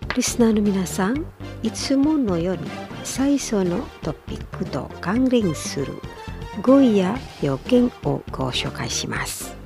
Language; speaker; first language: Japanese; non-native, fluent; Indonesian